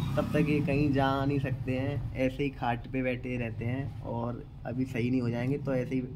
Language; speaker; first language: Hindi; native; Hindi